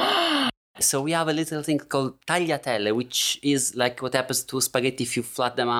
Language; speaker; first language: English; non-native, fluent; Italian